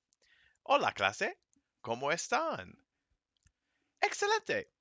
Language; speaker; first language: Spanish; non-native, fluent; English